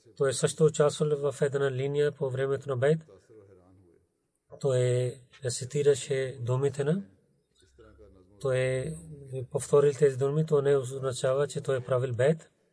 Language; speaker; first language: Bulgarian; non-native, learner; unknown